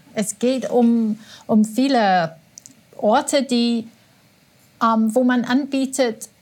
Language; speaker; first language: German; non-native, fluent; English